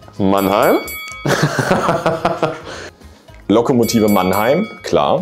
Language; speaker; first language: German; native; German